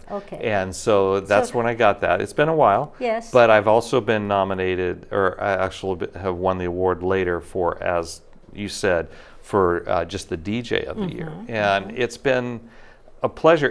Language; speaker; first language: English; native; English